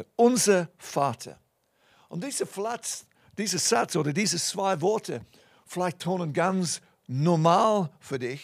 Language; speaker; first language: German; non-native, fluent; English